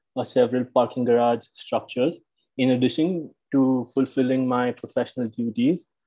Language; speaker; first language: English; non-native, local second language; Hindi